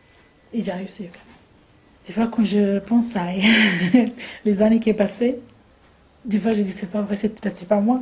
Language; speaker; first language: French; non-native, local second language; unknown